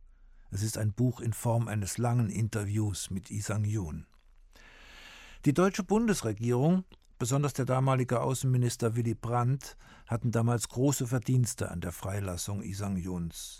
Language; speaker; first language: German; native; German